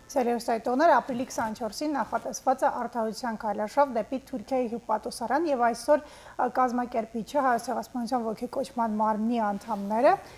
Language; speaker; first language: Armenian; native; Armenian